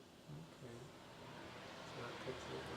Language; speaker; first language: Indonesian; non-native, fluent; English